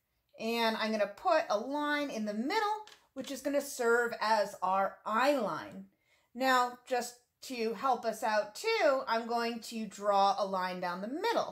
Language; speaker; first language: English; native; English